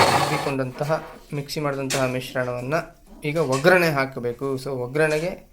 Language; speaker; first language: Kannada; non-native, local second language; Kodava